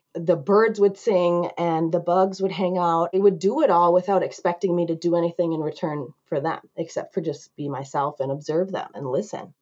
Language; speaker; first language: English; native; English